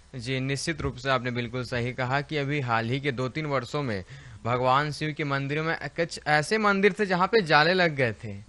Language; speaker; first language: Hindi; native; Hindi